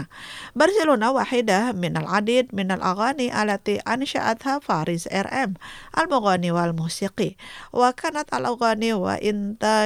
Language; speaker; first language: Arabic; non-native, fluent; Indonesian